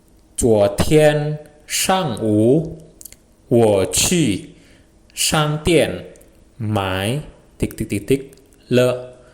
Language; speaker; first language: Chinese; non-native, fluent; Indonesian